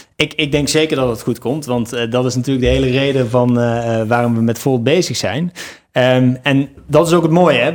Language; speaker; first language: Dutch; native; Dutch